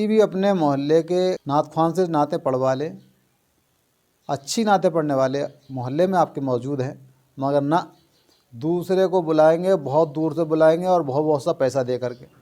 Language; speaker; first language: Urdu; native; Urdu